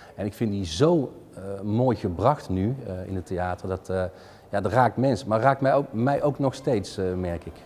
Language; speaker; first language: Dutch; native; Dutch